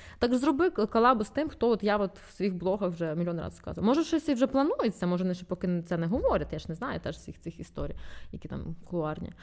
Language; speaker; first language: Ukrainian; non-native, local second language; Russian